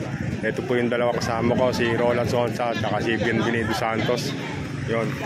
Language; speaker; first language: Filipino; non-native, local second language; Cebuano